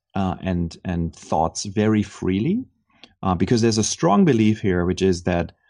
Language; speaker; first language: English; non-native, fluent; German